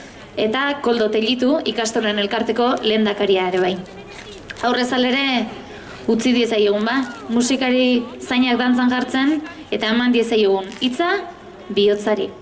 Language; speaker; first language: Basque; native; Basque